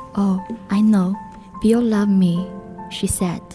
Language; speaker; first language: English; non-native, learner; Chinese